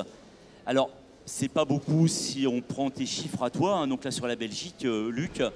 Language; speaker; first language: French; native; French